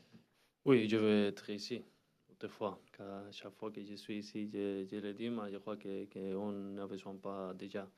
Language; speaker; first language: French; non-native, learner; Spanish